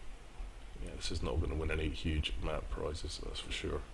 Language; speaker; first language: English; native; English